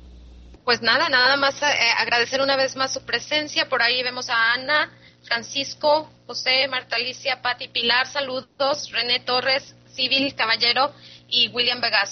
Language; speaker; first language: Spanish; native; Spanish